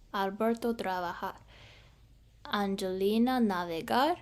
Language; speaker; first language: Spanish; non-native, learner; English